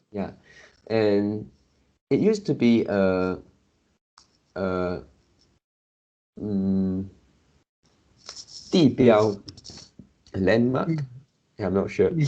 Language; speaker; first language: English; non-native, local second language; Chinese